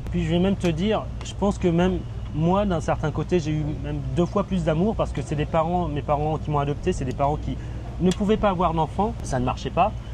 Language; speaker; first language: French; early bilingual, other home language; Thai